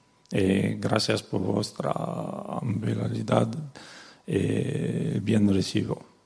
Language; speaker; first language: Spanish; non-native, learner; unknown